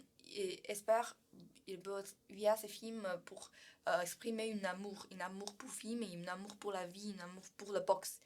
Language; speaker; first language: French; non-native, learner; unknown